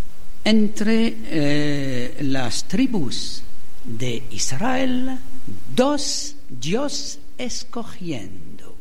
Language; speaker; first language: Spanish; non-native, fluent; French